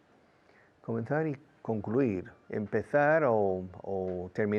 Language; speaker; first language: Spanish; non-native, fluent; English